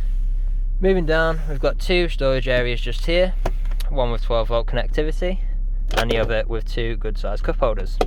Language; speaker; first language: English; native; English